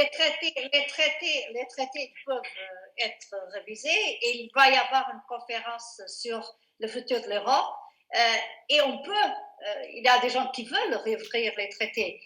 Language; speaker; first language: French; non-native, fluent; Portuguese